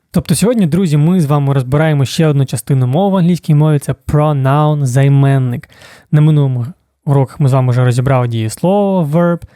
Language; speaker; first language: Ukrainian; native; Ukrainian